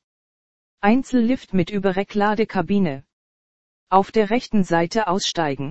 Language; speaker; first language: German; native; German